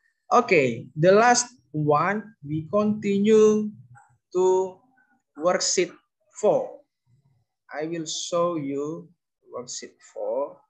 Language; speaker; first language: English; non-native, learner; Indonesian